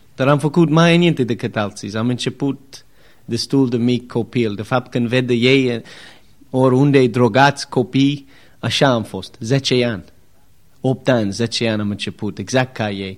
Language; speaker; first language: Romanian; non-native, learner; English